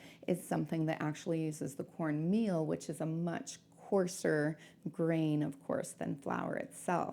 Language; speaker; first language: English; native; English